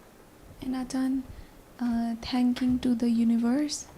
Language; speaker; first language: English; non-native, learner; Nepali